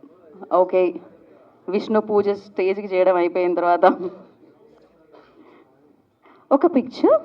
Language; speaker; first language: Telugu; native; Telugu